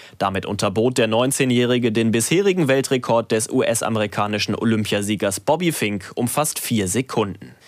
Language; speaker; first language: German; native; German